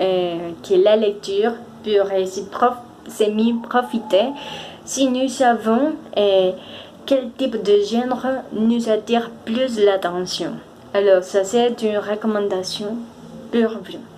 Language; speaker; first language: French; non-native, fluent; Spanish